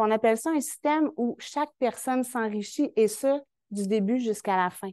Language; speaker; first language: French; native; French